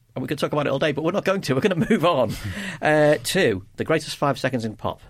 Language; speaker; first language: English; native; English